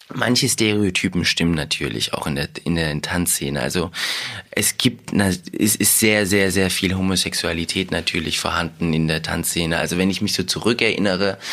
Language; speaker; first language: German; early bilingual, other home language; Russian